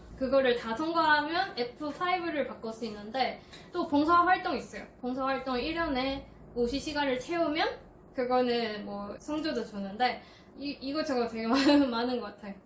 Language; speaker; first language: Korean; non-native, fluent; Chinese